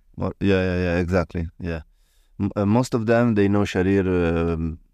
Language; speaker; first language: English; non-native, learner; Italian